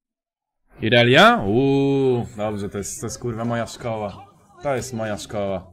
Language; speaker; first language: Polish; native; Polish